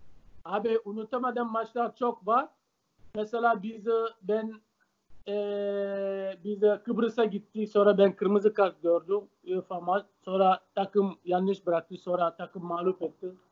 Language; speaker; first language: Turkish; non-native, learner; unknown